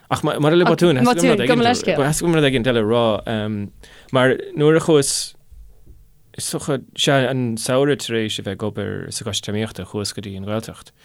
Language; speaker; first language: Irish; non-native, local second language; English